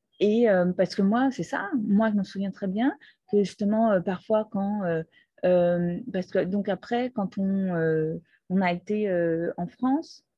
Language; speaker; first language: French; non-native, fluent; Portuguese